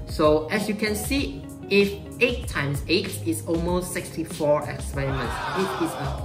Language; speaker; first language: English; non-native, local second language; Chinese